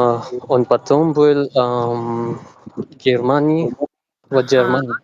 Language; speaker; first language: Russian; non-native, learner; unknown